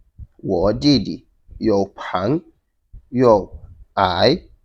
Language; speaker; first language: Chinese; non-native, fluent; Wolof